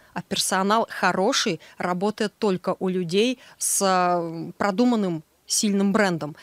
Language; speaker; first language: Russian; native; Russian